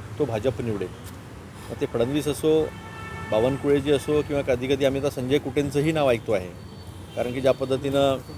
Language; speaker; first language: Marathi; native; Marathi